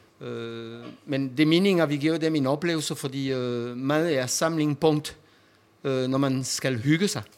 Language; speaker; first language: Danish; non-native, fluent; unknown